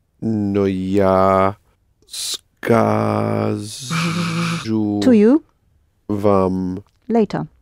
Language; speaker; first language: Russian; non-native, learner; English